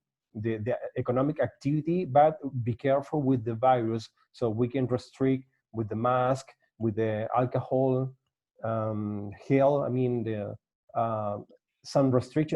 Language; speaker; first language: English; non-native, learner; Spanish